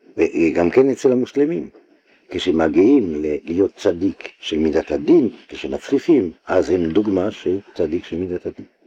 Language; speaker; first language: Hebrew; non-native, fluent; French